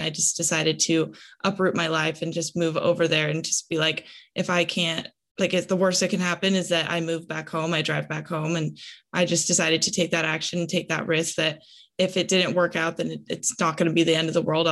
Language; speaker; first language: English; native; English